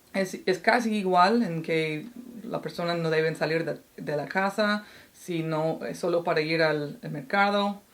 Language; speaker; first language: Spanish; non-native, fluent; English